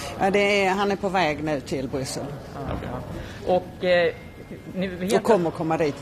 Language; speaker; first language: Swedish; native; Swedish